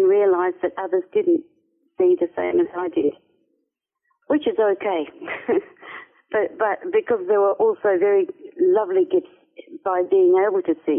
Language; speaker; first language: English; native; English